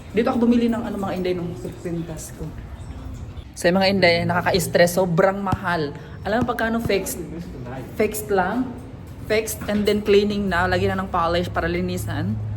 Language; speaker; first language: Filipino; non-native, local second language; Cebuano